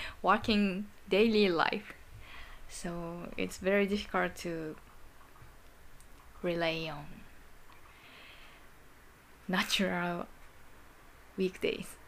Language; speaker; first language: English; non-native, learner; Japanese